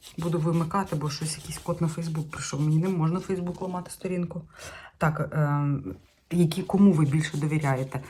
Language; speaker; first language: Ukrainian; native; Ukrainian